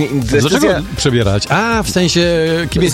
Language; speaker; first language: Polish; native; Polish